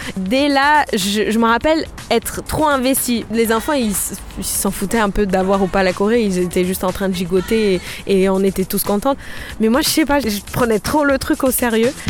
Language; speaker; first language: French; non-native, fluent; Portuguese